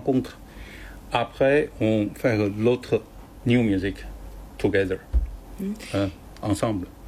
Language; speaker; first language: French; non-native, learner; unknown